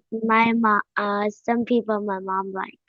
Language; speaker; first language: English; non-native, learner; Vietnamese